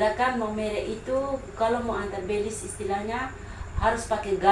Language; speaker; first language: Indonesian; non-native, local second language; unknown